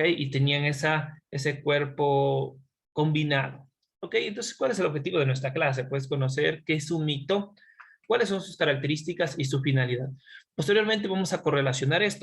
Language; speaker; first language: Spanish; native; Spanish